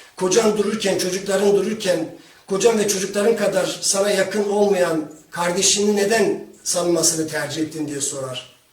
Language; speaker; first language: Turkish; non-native, local second language; Kurdish